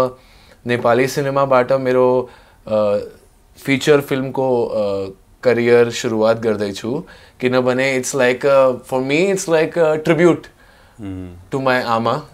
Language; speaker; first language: Nepali; non-native, learner; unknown